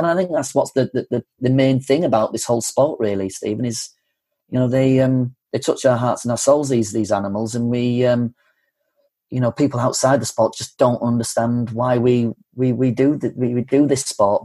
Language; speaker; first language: English; native; English